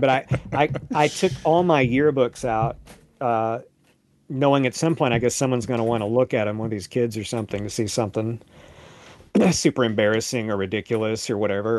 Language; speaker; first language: English; native; English